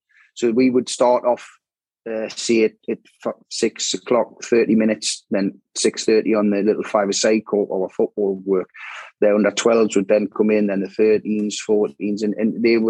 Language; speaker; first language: English; native; English